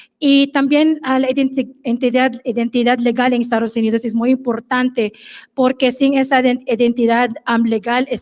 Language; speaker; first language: Spanish; non-native, fluent; English